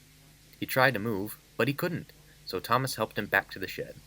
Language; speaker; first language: English; native; English